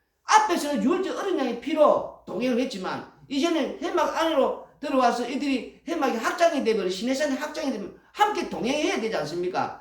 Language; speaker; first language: Korean; native; Korean